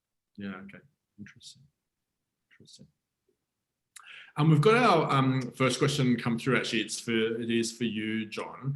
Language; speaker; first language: English; native; English